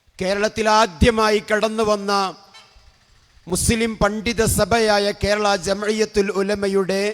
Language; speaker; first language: Malayalam; native; Malayalam